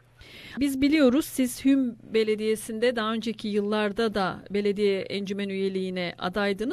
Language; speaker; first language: Turkish; native; Turkish